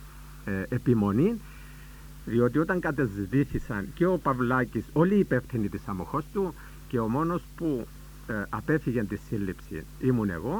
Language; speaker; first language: Greek; native; Greek